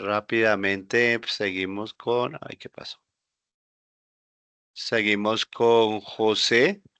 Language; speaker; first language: Spanish; native; Spanish